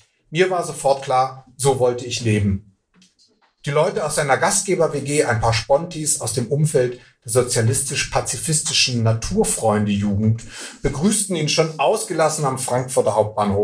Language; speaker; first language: German; native; German